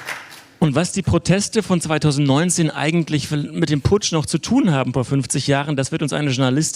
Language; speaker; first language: German; native; German